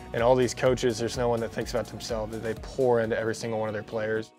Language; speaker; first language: English; native; English